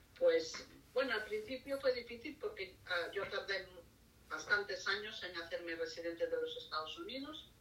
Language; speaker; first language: Spanish; native; Spanish